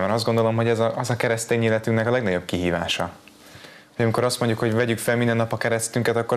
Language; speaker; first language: Hungarian; native; Hungarian